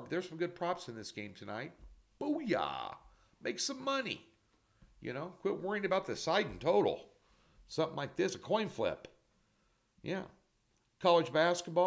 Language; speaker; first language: English; native; English